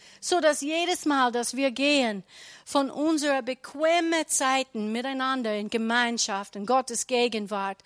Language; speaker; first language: German; non-native, learner; English